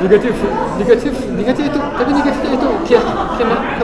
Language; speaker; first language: Indonesian; non-native, fluent; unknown